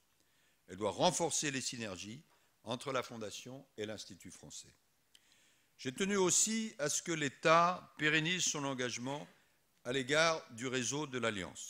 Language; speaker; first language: French; native; French